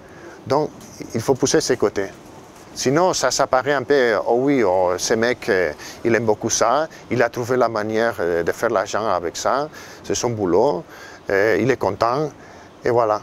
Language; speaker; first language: French; non-native, fluent; Catalan